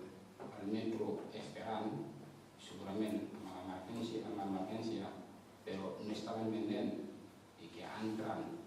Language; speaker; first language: Catalan; non-native, fluent; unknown